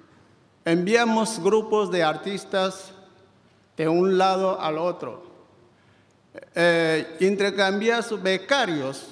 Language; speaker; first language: Spanish; non-native, fluent; Chinese